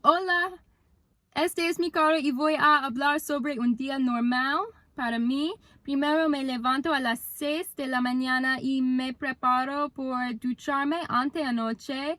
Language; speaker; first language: Spanish; non-native, learner; English